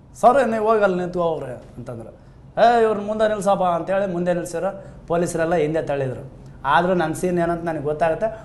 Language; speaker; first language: Kannada; native; Kannada